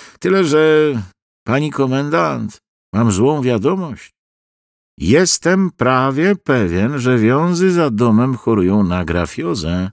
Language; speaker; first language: Polish; native; Polish